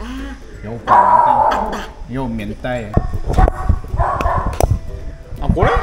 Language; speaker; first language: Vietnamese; non-native, fluent; Japanese